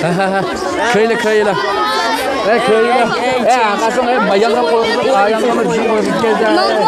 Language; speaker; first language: Chinese; non-native, local second language; Uyghur